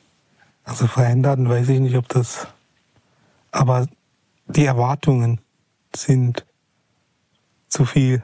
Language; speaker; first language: German; non-native, fluent; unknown